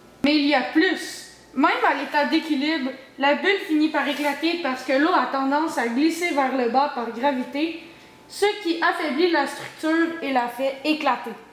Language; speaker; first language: French; native; French